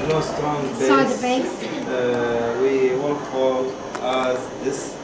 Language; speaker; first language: English; non-native, learner; Arabic